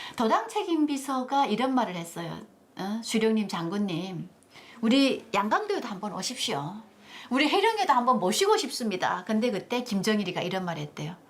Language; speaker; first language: Korean; native; Korean